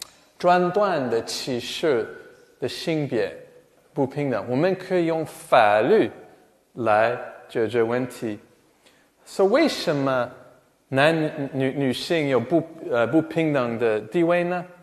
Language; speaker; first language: Chinese; non-native, fluent; English